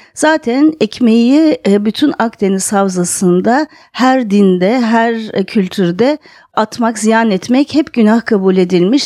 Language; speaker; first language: Turkish; native; Turkish